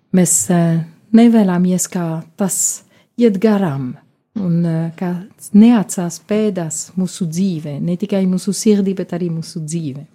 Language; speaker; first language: Latvian; non-native, fluent; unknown